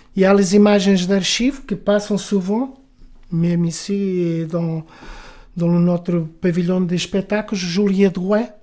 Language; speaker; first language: French; non-native, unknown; Portuguese